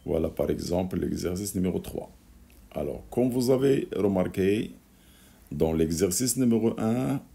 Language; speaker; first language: French; non-native, local second language; Arabic